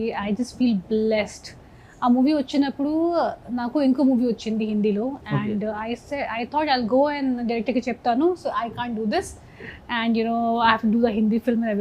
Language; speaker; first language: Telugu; non-native, local second language; Hindi